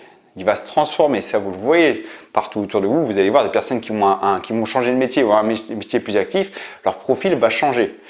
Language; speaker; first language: French; native; French